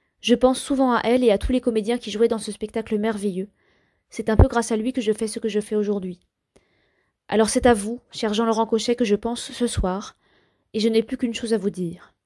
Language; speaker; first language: French; native; French